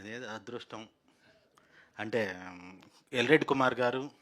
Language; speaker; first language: Telugu; native; Telugu